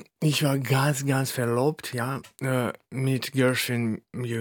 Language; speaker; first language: German; non-native, fluent; Russian